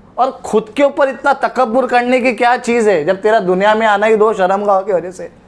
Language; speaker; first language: Hindi; non-native, local second language; Urdu